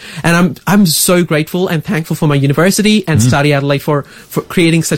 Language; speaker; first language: English; non-native, local second language; Tamil